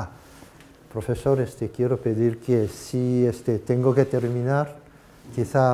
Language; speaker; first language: Spanish; non-native, fluent; Japanese